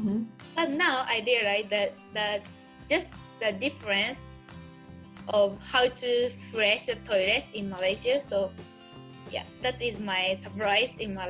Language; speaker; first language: English; non-native, learner; Japanese